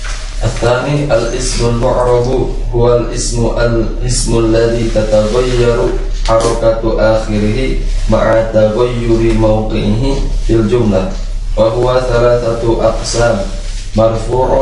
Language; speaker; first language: Arabic; non-native, learner; Indonesian